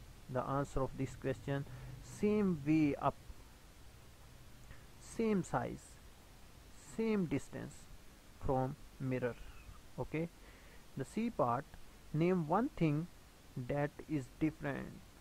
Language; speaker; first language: English; non-native, local second language; Urdu